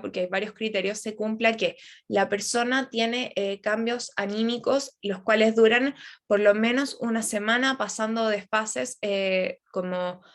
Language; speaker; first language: Spanish; native; Spanish